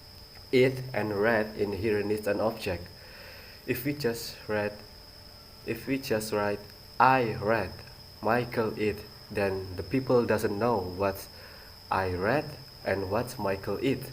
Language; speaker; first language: English; non-native, learner; Indonesian